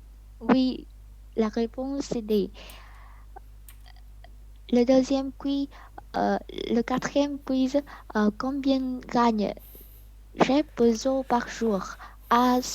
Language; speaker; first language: French; non-native, learner; Vietnamese